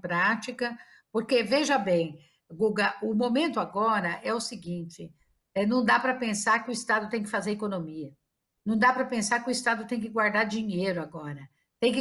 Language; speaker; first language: Portuguese; native; Portuguese